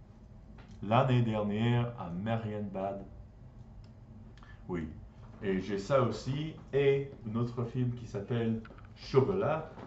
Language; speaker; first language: French; non-native, learner; English